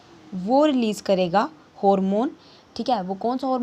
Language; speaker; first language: Hindi; native; Hindi